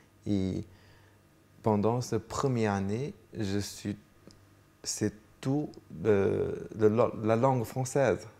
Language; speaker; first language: French; non-native, fluent; Chinese